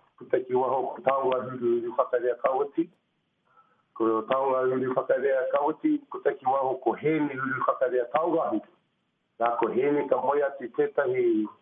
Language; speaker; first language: Māori; non-native, local second language; English